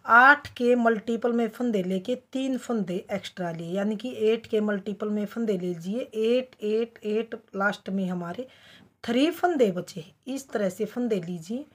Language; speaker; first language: Hindi; native; Hindi